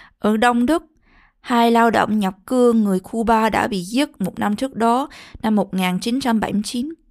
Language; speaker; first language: Vietnamese; early bilingual, heritage; Vietnamese